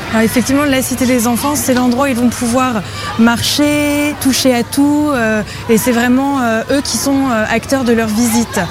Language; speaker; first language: French; native; French